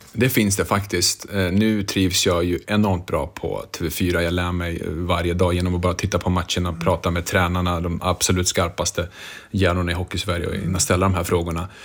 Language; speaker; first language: Swedish; early bilingual, other home language; Bosnian